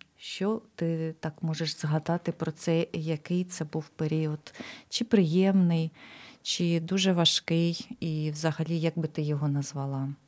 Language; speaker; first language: Ukrainian; native; Ukrainian